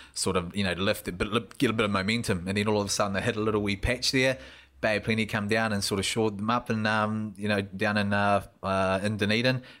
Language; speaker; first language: English; native; English